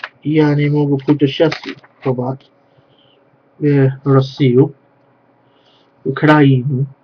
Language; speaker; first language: Russian; non-native, learner; English